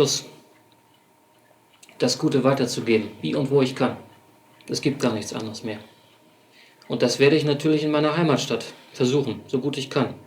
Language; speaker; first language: German; native; German